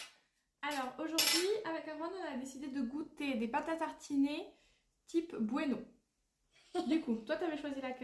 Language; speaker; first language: French; native; French